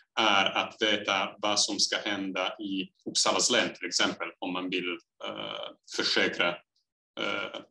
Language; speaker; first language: Swedish; non-native, fluent; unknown